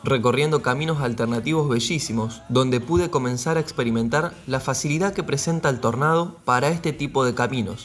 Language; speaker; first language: Spanish; native; Spanish